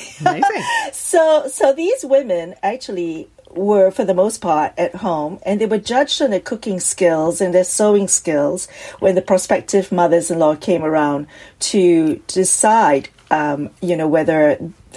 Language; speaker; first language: English; native; English